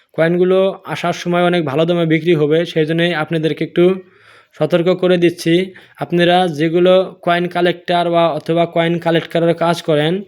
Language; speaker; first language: Bangla; non-native, local second language; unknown